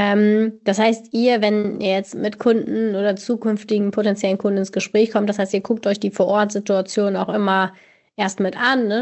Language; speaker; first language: German; native; German